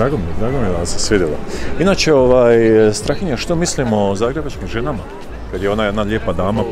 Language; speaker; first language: Croatian; native; Croatian